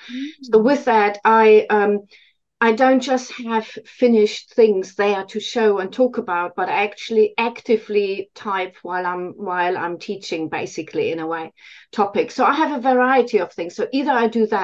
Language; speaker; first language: English; non-native, fluent; German